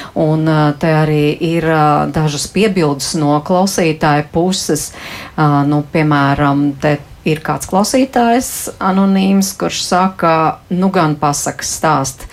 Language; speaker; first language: Latvian; native; Latvian